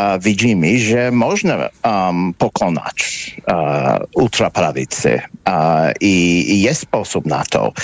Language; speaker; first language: Polish; non-native, fluent; English